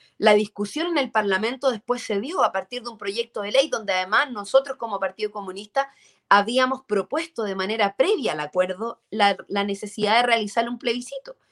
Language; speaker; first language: Spanish; native; Spanish